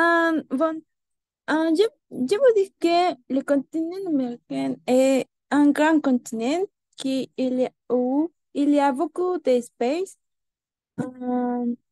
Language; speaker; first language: French; non-native, learner; Spanish